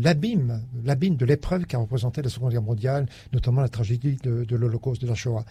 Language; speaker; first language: French; native; French